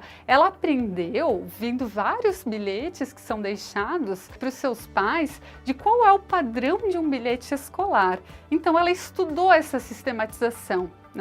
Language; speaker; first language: Portuguese; native; Portuguese